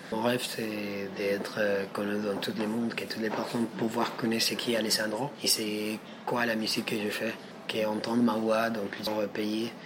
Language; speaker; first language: French; non-native, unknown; Spanish